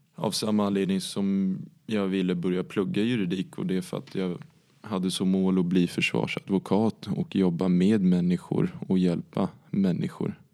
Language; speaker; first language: Swedish; early bilingual, other home language; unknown